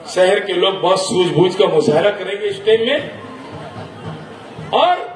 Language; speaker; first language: Hindi; non-native, local second language; Urdu